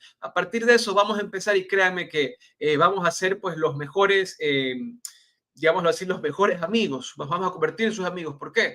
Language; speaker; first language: Spanish; native; Spanish